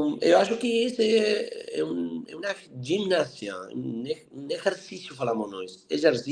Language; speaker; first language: Portuguese; non-native, fluent; Spanish